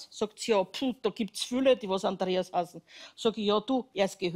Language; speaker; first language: German; native; German